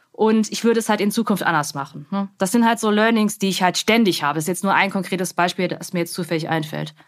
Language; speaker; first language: German; early bilingual, other home language; Vietnamese